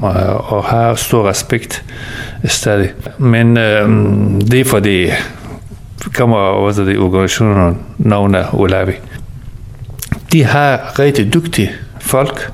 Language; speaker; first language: Danish; early bilingual, other home language; Persian